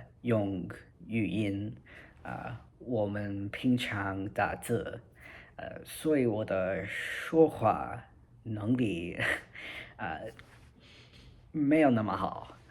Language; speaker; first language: Chinese; non-native, learner; English